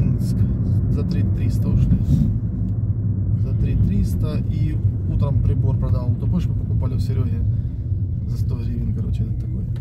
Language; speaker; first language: Russian; native; Russian